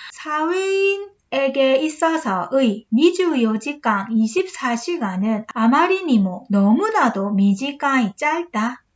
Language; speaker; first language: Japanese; non-native, fluent; Korean